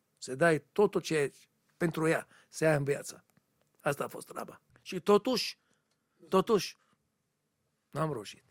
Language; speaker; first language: Romanian; non-native, learner; Hebrew